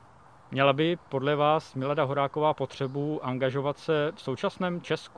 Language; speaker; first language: Czech; native; Czech